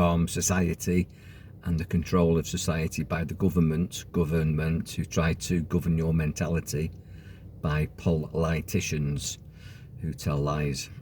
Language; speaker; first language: English; native; English